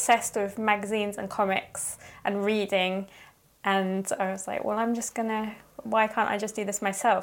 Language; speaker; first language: English; native; English